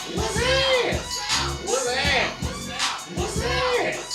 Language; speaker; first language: English; native; English